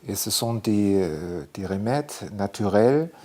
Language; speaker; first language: French; non-native, fluent; German